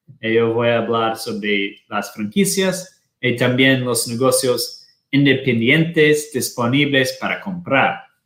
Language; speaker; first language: Spanish; non-native, fluent; Portuguese